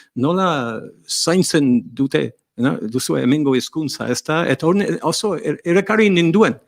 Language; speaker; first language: Basque; non-native, learner; English